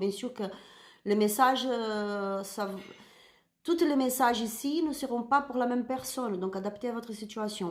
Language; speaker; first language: French; non-native, learner; Spanish